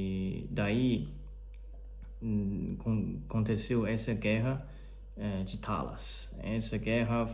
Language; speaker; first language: Portuguese; non-native, learner; Chinese